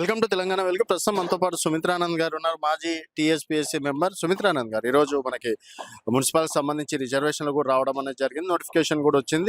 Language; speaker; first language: Telugu; native; Telugu